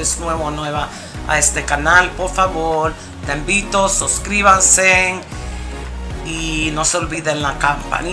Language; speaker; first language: Spanish; early bilingual, heritage; Spanish